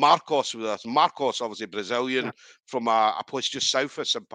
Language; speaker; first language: English; native; English